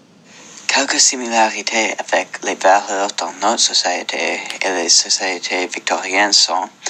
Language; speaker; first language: French; non-native, local second language; English